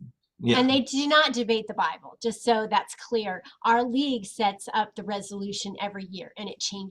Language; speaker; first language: English; native; English